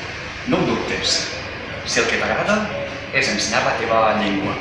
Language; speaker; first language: Catalan; native; Catalan